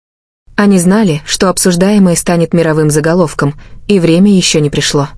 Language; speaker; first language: Russian; native; Russian